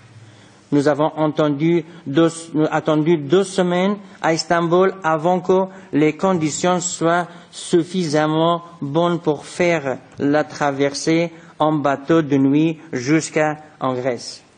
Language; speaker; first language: French; non-native, fluent; Persian